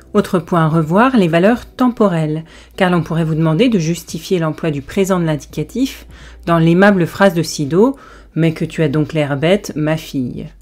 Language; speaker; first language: French; native; French